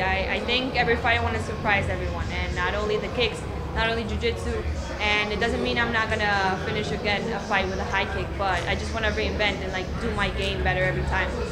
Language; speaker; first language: English; non-native, fluent; Spanish